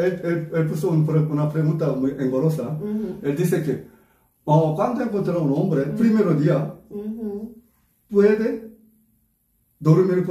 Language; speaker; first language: Spanish; non-native, learner; Korean